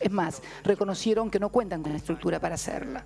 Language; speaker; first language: Spanish; native; Spanish